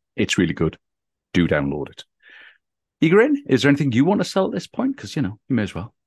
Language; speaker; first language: English; native; English